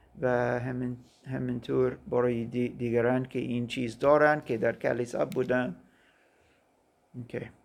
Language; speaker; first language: Persian; non-native, learner; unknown